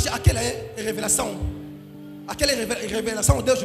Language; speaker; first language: Portuguese; non-native, learner; Lingala